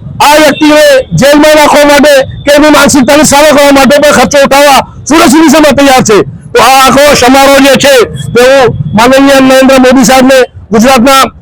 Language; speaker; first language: Gujarati; non-native, local second language; Sindhi